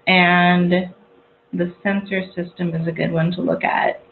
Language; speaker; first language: English; native; English